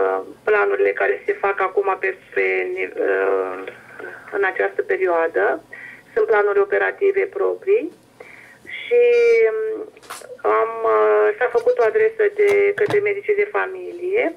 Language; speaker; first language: Romanian; native; Romanian